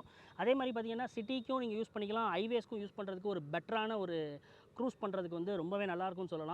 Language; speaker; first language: Tamil; native; Tamil